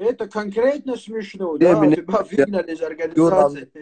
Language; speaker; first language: Russian; native; Russian